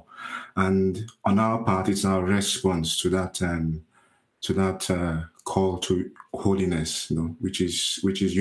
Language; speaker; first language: English; non-native, local second language; Igbo